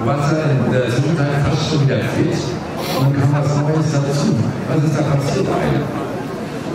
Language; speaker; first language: German; native; German